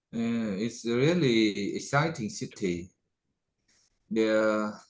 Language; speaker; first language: English; non-native, learner; Khmer